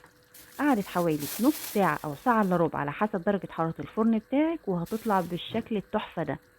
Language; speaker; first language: Arabic; native; Arabic